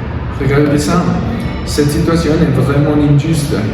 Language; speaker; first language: French; non-native, learner; Spanish